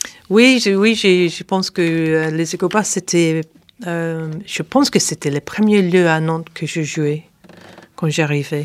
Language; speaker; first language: French; non-native, fluent; English